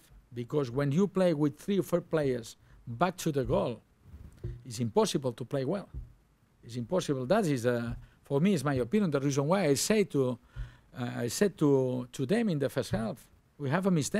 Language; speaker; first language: English; non-native, learner; Catalan